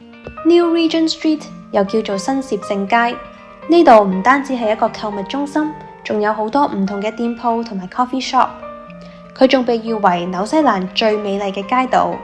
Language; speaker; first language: Chinese; native; Chinese